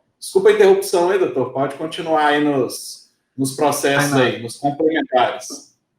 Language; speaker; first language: Portuguese; native; Portuguese